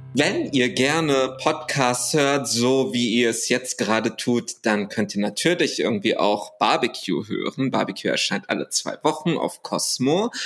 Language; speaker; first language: German; early bilingual, other home language; Arabic